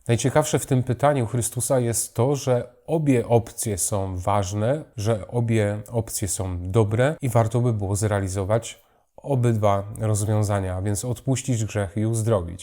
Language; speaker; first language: Polish; native; Polish